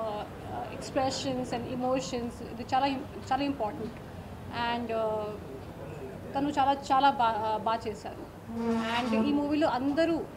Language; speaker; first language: Telugu; non-native, learner; Hindi